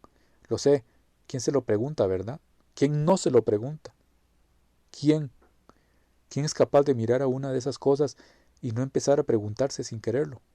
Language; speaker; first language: Spanish; native; Spanish